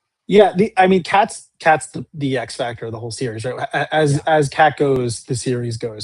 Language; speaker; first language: English; native; English